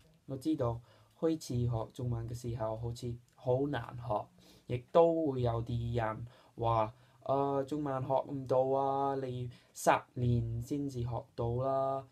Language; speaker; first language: Cantonese; non-native, fluent; English